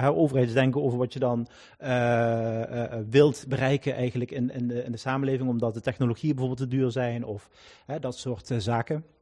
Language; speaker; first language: Dutch; native; Dutch